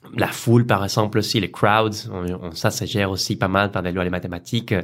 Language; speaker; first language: French; non-native, fluent; Spanish